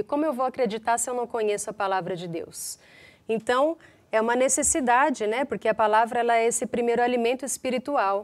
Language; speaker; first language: Portuguese; native; Portuguese